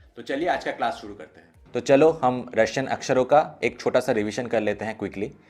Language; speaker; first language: Hindi; native; Hindi